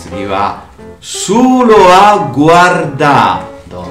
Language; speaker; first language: Japanese; non-native, fluent; Italian